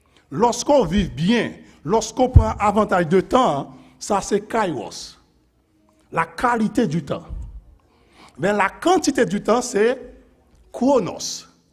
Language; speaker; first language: French; native; French